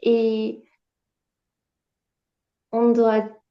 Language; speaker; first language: French; non-native, learner; Ukrainian